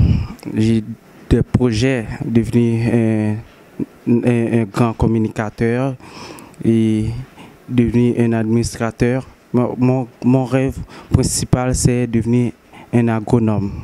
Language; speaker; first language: French; non-native, local second language; Haitian Creole